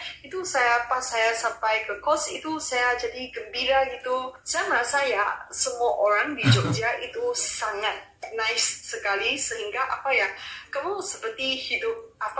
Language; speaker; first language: Indonesian; non-native, local second language; Malay